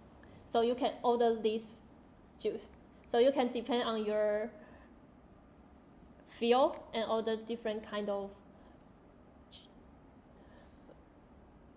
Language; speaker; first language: English; non-native, learner; Chinese